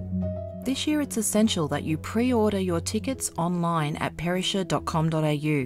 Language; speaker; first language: English; native; English